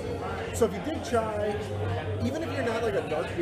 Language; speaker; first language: English; native; English